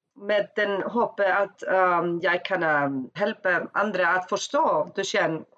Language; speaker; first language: Swedish; non-native, learner; Icelandic